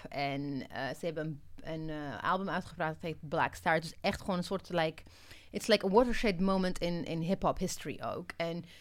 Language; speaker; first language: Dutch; non-native, fluent; Amharic